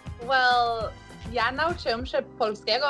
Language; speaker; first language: Polish; early bilingual, heritage; Polish